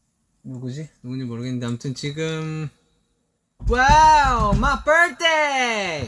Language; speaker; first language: Korean; native; Korean